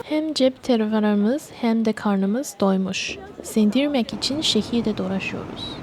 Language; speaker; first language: Turkish; non-native, fluent; Chinese